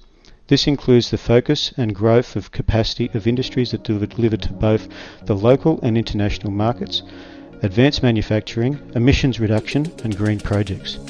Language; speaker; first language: English; native; English